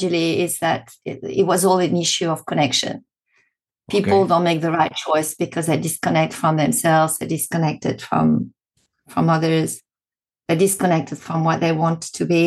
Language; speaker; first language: English; non-native, fluent; French